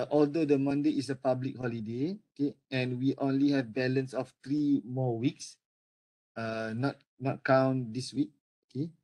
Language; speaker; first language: English; non-native, local second language; Malay